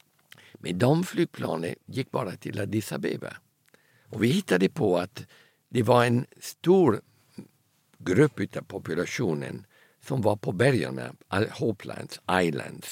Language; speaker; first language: Swedish; early bilingual, heritage; Italian